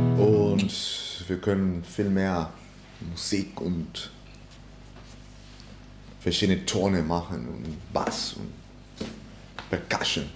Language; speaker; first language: German; non-native, learner; Spanish